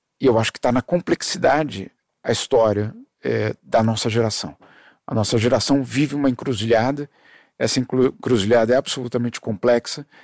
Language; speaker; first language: Portuguese; native; Portuguese